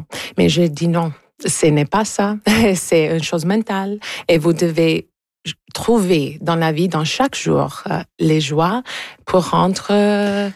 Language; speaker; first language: French; non-native, local second language; English